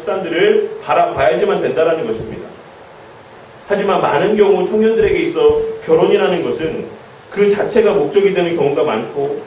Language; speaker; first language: Korean; native; Korean